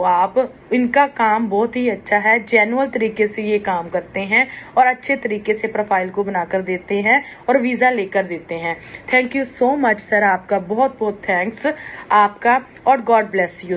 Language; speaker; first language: Hindi; native; Hindi